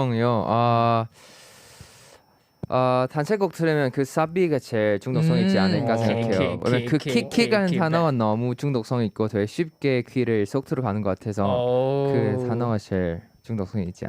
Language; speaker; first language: Korean; non-native, fluent; Thai